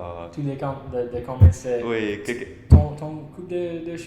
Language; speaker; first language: French; non-native, learner; English